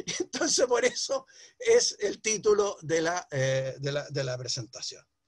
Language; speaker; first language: Spanish; early bilingual, other home language; Ladino